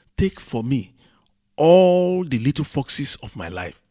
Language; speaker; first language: English; non-native, local second language; Yoruba